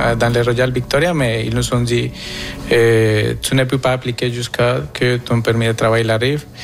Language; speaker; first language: French; non-native, fluent; Spanish